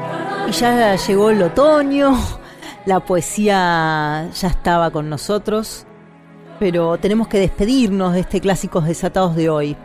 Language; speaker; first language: Spanish; native; Spanish